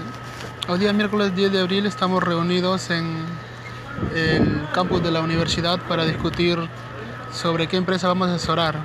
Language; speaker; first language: Spanish; native; Spanish